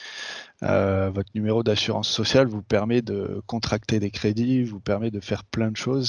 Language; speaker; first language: French; native; French